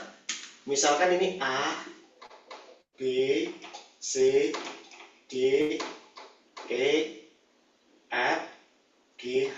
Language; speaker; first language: Indonesian; native; Indonesian